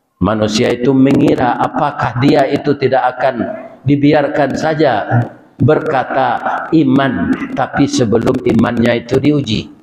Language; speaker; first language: Malay; non-native, local second language; Minangkabau